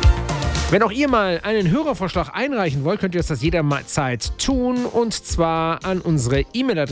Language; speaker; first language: German; native; German